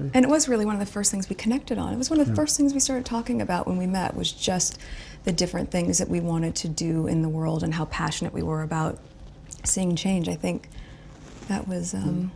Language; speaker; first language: English; native; English